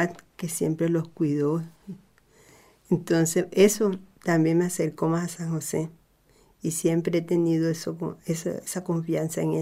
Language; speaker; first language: Spanish; native; Spanish